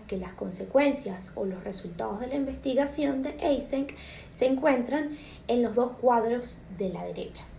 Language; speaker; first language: Spanish; native; Spanish